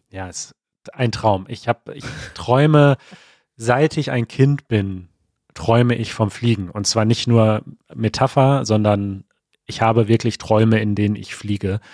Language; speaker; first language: German; native; German